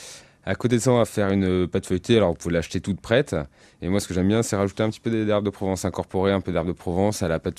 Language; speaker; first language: French; native; French